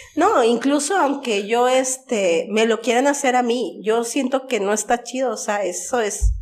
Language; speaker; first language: Spanish; native; Spanish